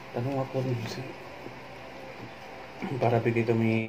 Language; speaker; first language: Filipino; non-native, learner; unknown